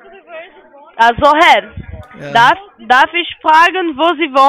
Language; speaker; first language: German; non-native, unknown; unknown